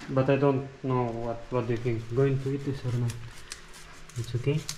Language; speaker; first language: English; non-native, learner; Russian